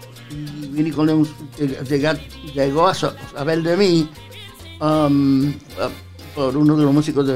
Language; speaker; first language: Spanish; early bilingual, heritage; Spanish